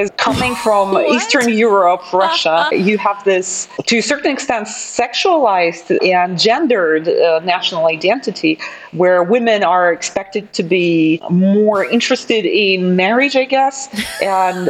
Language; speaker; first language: English; non-native, fluent; Russian